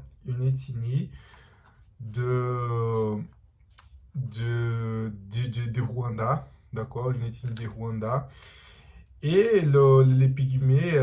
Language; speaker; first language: French; non-native, learner; Portuguese